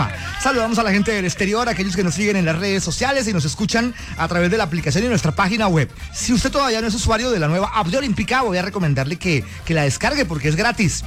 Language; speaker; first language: Spanish; native; Spanish